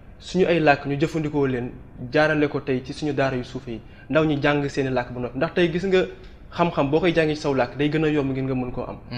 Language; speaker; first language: Wolof; non-native, local second language; Bambara